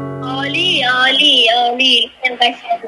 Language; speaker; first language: Persian; native; Persian